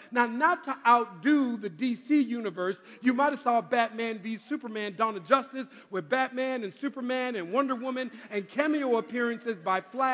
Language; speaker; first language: English; native; English